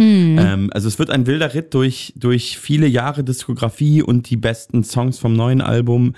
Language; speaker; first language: German; native; German